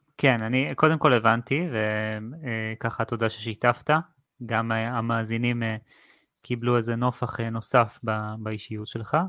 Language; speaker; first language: Hebrew; native; Hebrew